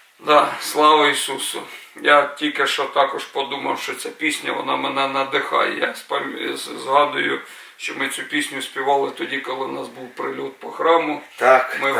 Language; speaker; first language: Ukrainian; non-native, local second language; Russian